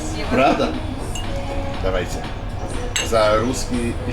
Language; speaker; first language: Russian; non-native, learner; English